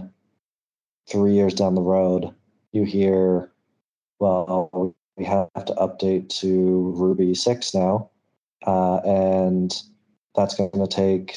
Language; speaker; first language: English; native; English